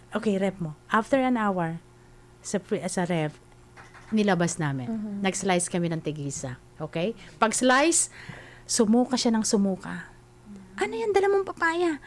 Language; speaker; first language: Filipino; native; Filipino